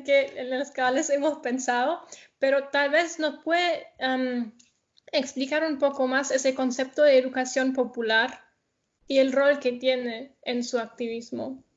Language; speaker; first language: Spanish; non-native, fluent; German